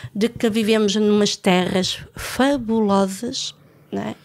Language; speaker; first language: Portuguese; early bilingual, other home language; French